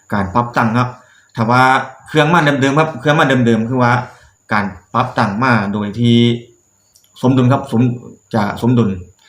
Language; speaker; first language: Thai; native; Thai